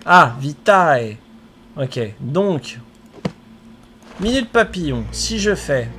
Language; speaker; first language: French; native; French